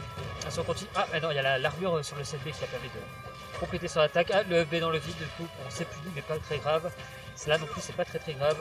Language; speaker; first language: French; native; French